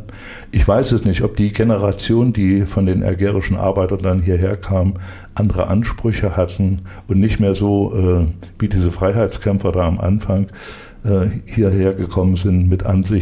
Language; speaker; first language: German; native; German